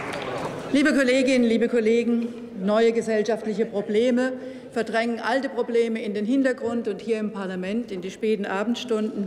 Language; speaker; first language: German; native; German